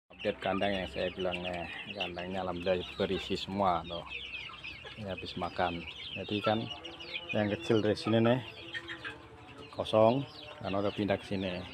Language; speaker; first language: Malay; non-native, local second language; Javanese